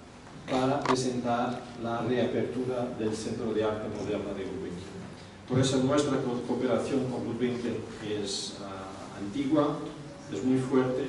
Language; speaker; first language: Spanish; non-native, fluent; Portuguese